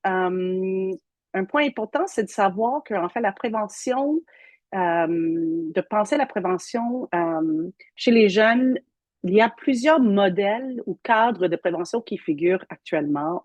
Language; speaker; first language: French; native; French